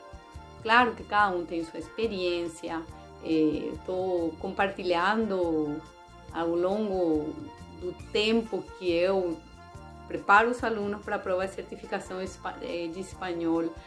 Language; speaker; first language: Portuguese; non-native, fluent; Spanish